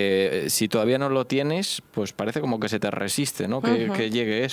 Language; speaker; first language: Spanish; native; Spanish